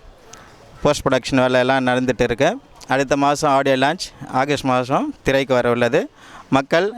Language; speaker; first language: Tamil; native; Tamil